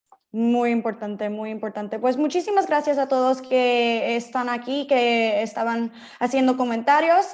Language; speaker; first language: Spanish; early bilingual, heritage; Spanish